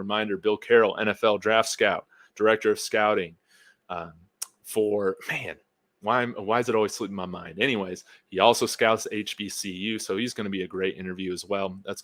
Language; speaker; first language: English; native; English